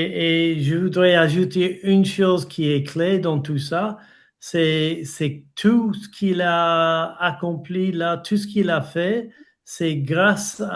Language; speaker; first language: French; non-native, fluent; English